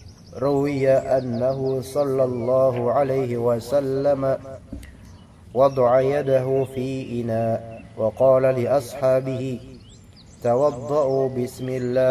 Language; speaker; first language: Arabic; non-native, fluent; Indonesian